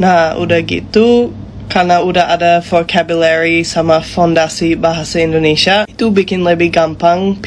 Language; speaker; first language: Indonesian; non-native, fluent; English